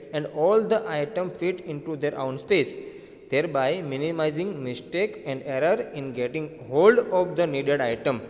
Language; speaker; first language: English; non-native, local second language; Gujarati